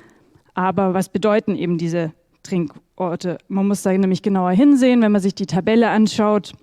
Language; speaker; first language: German; native; German